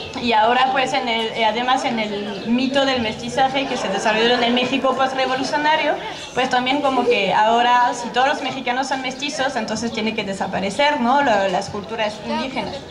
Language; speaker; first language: Spanish; non-native, fluent; French